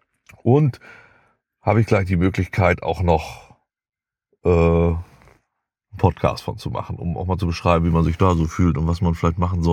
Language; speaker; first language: German; native; German